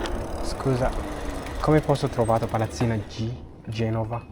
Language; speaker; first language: Italian; non-native, learner; Amharic